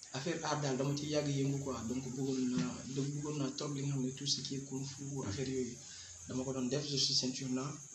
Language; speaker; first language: Wolof; non-native, local second language; Jola-Fonyi